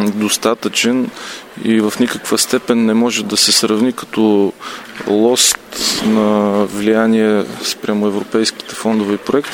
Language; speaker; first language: Bulgarian; native; Bulgarian